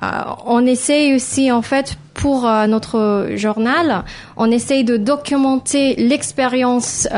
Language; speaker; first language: French; non-native, fluent; Filipino